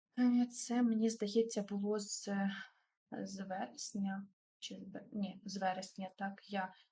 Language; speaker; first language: Ukrainian; non-native, local second language; Russian